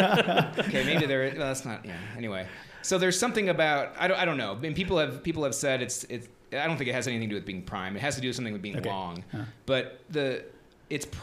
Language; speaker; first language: English; native; English